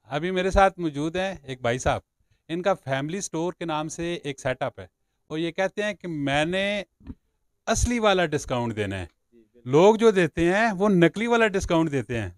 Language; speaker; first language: Urdu; non-native, local second language; Pahari-Potwari